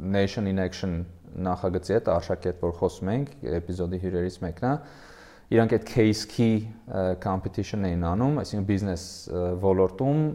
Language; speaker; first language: Armenian; native; Armenian